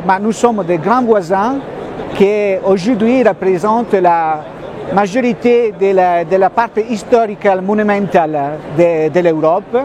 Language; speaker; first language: French; non-native, fluent; Italian